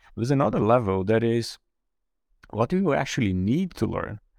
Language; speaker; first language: English; non-native, fluent; Portuguese